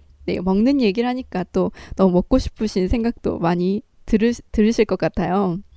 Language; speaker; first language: Korean; native; Korean